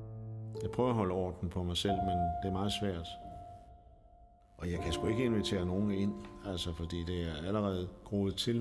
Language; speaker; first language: Danish; native; Danish